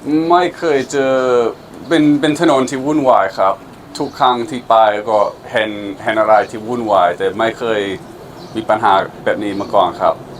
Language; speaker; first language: Thai; non-native, learner; English